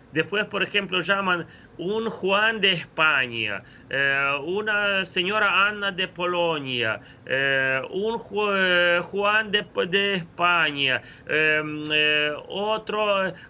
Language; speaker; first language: Spanish; non-native, fluent; Ukrainian